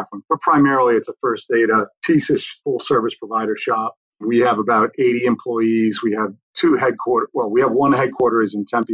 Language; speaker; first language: English; native; English